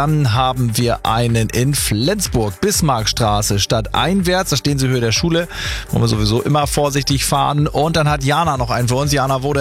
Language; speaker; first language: German; native; German